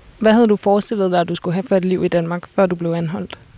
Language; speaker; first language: Danish; native; Danish